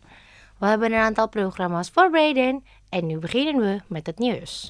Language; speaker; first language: Dutch; non-native, fluent; Indonesian